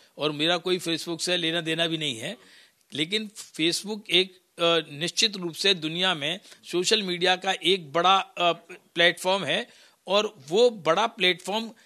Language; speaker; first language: Hindi; native; Hindi